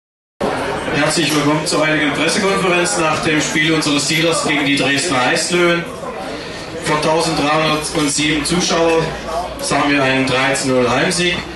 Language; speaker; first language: German; native; German